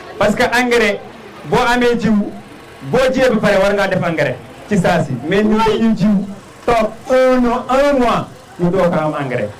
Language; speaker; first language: Wolof; non-native, local second language; Fula